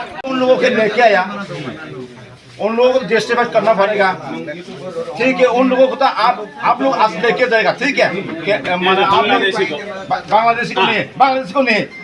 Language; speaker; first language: Hindi; non-native, local second language; Bangla